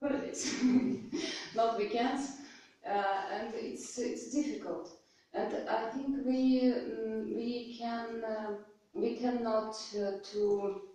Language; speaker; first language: English; non-native, learner; Russian